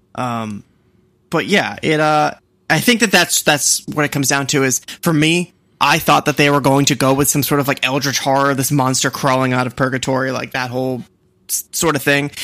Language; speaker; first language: English; native; English